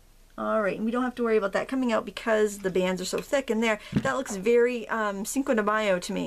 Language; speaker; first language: English; native; English